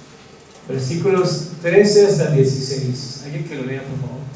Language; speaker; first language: Spanish; native; Spanish